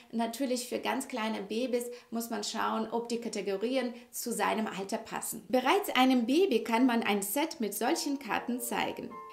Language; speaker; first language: German; non-native, fluent; Russian